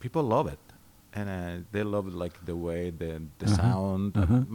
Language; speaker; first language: English; non-native, learner; Italian